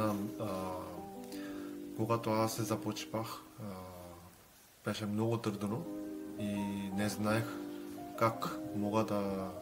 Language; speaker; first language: Bulgarian; non-native, learner; Korean